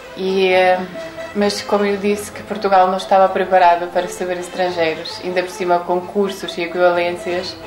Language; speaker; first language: Portuguese; non-native, fluent; Ukrainian